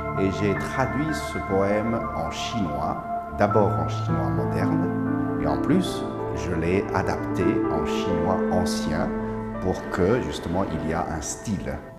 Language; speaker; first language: French; non-native, fluent; Chinese